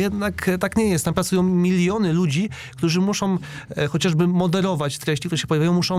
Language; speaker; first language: Polish; native; Polish